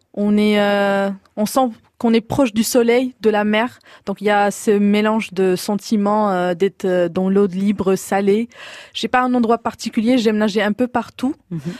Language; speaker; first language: French; non-native, local second language; Arabic